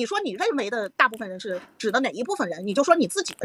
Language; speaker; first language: Chinese; native; Chinese